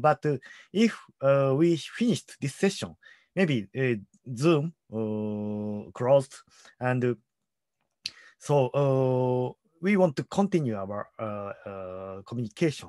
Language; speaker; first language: English; non-native, learner; Japanese